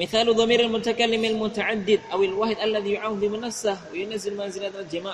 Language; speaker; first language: Arabic; non-native, fluent; Indonesian